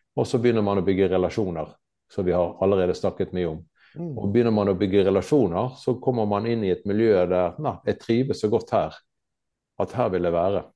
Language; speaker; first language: Norwegian; native; Norwegian